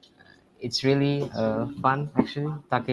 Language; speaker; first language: English; non-native, learner; Indonesian